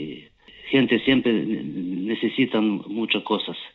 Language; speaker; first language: Spanish; non-native, learner; Ukrainian